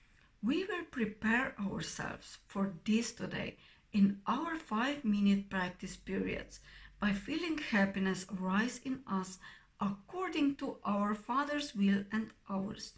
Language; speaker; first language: English; non-native, fluent; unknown